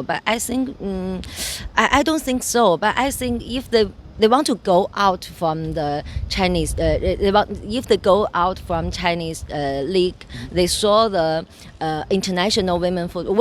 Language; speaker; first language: English; non-native, learner; Chinese